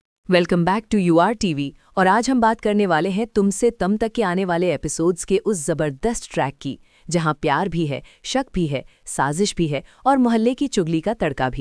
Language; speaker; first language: Hindi; native; Hindi